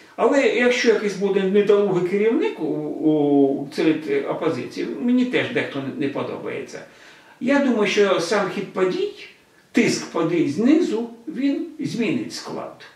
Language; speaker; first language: Ukrainian; non-native, local second language; Russian